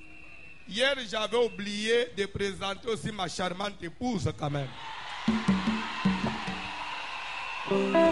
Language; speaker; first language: French; non-native, local second language; Lingala